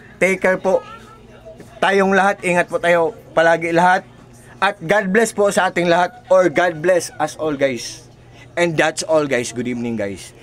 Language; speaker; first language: Filipino; non-native, local second language; Cebuano